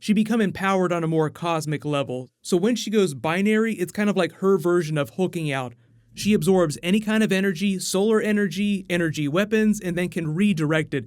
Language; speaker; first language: English; native; English